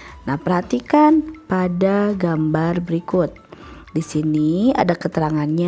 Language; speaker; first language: Indonesian; native; Indonesian